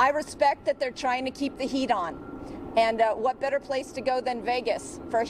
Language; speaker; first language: English; native; English